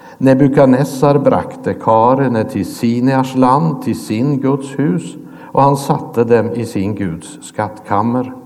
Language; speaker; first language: Swedish; native; Swedish